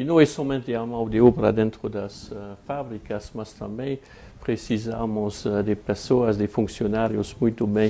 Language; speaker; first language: Portuguese; non-native, fluent; French